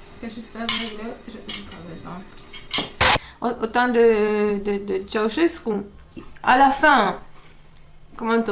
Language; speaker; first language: French; non-native, fluent; Romanian